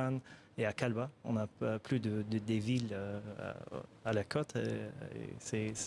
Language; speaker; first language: French; non-native, fluent; Arabic